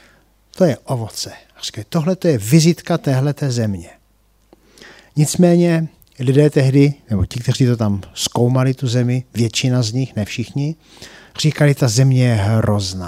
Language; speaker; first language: Czech; native; Czech